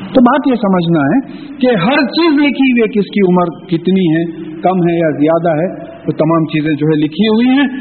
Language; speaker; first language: Urdu; native; Urdu